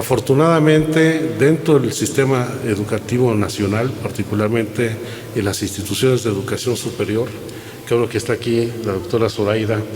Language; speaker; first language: Spanish; native; Spanish